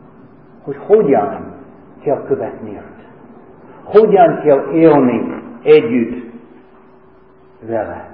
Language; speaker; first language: Hungarian; non-native, fluent; English